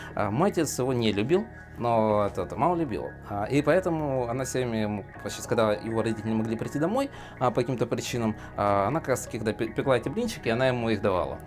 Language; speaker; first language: Russian; native; Russian